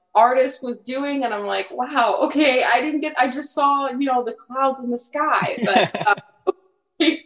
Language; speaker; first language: English; early bilingual, other home language; French